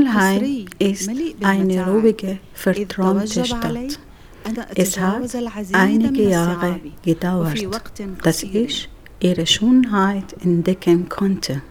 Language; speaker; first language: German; non-native, fluent; Arabic